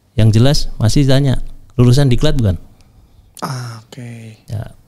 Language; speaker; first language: Indonesian; native; Indonesian